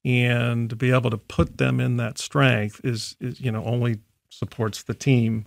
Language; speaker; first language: English; native; English